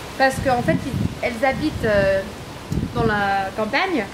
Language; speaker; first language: French; non-native, fluent; English